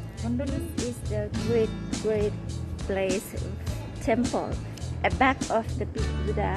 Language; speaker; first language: English; non-native, local second language; Filipino